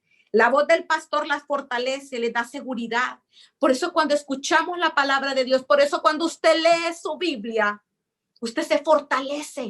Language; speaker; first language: Spanish; native; Spanish